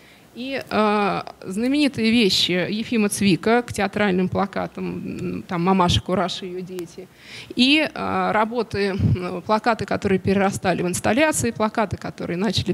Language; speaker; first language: Russian; native; Russian